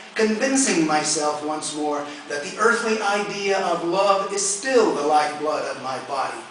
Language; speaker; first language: English; early bilingual, other home language; Spanish